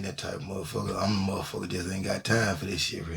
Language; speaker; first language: English; native; English